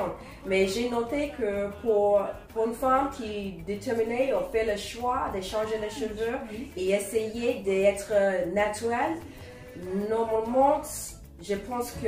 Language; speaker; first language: French; non-native, learner; English